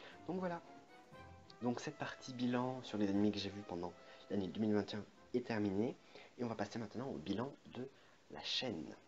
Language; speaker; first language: French; native; French